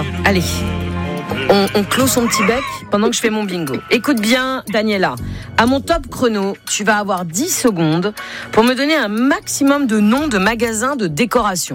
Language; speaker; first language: French; native; French